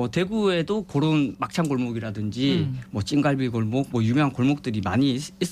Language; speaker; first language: Korean; native; Korean